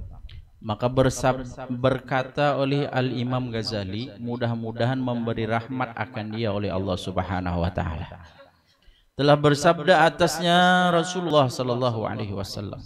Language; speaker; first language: Indonesian; non-native, local second language; Banjar